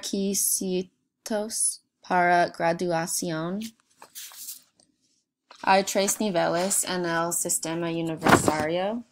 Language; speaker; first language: Spanish; non-native, learner; English